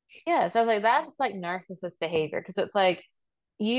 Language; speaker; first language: English; native; English